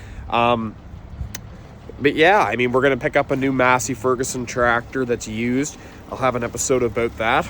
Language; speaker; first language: English; native; English